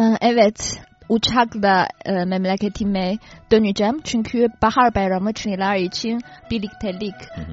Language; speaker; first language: Turkish; non-native, fluent; Chinese